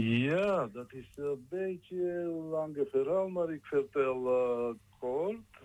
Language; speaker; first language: Dutch; non-native, learner; Georgian